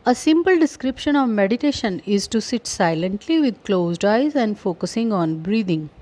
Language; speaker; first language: English; non-native, local second language; Punjabi